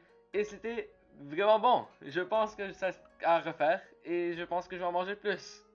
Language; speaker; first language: French; native; French